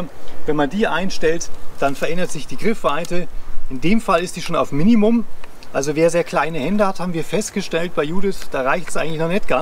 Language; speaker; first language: German; native; German